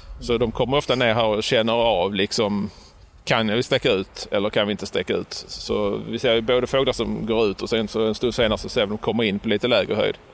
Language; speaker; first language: Swedish; native; Swedish